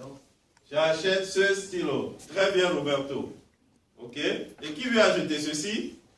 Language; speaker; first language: French; non-native, fluent; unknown